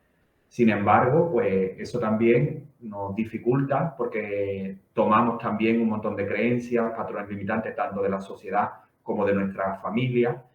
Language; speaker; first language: Spanish; native; Spanish